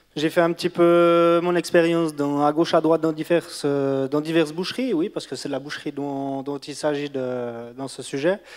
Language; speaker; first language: French; native; French